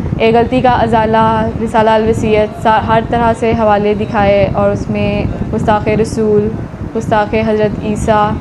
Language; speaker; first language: Urdu; native; Urdu